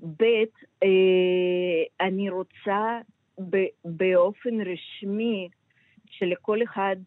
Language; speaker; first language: Hebrew; non-native, fluent; Russian